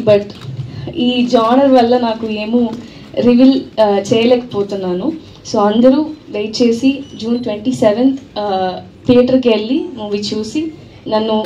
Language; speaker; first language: Telugu; non-native, learner; Tamil